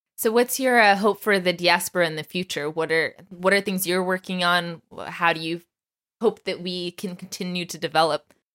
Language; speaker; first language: English; early bilingual, other home language; Persian